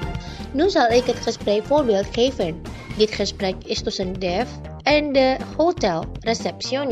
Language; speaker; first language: Dutch; non-native, learner; Indonesian